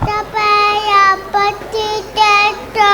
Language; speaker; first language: French; non-native, learner; Wolof